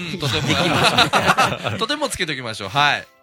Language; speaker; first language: Japanese; native; Japanese